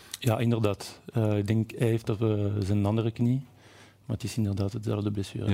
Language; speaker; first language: Dutch; non-native, local second language; French